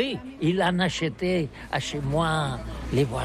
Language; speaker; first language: French; non-native, learner; Catalan